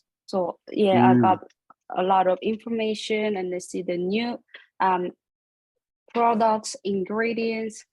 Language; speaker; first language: English; non-native, learner; Korean